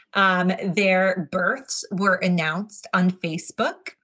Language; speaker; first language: English; native; English